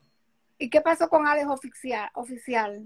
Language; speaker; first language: Spanish; native; Spanish